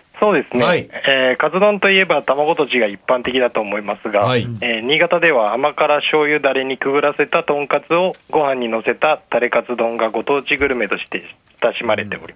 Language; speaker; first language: Japanese; native; Japanese